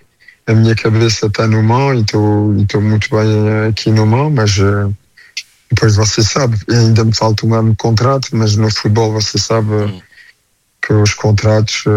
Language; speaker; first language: Portuguese; early bilingual, heritage; French